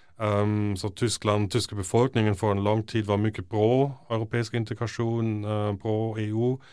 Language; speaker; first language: Norwegian; non-native, fluent; German